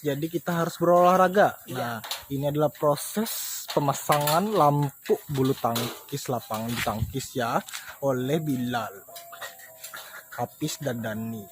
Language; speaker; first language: Indonesian; non-native, local second language; Banjar